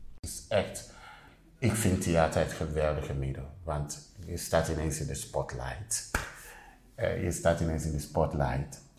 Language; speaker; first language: Dutch; non-native, fluent; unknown